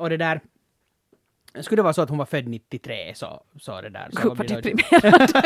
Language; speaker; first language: Swedish; native; Swedish